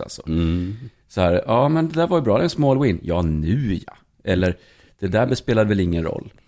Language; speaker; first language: Swedish; native; Swedish